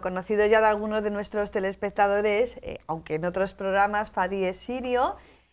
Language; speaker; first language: Spanish; native; Spanish